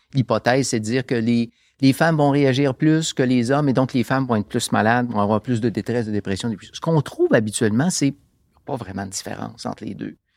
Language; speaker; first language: French; native; French